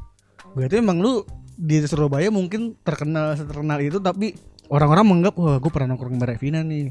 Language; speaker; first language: Indonesian; native; Indonesian